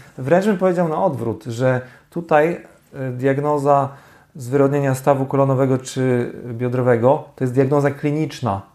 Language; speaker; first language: Polish; native; Polish